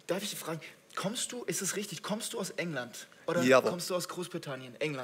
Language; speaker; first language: German; native; German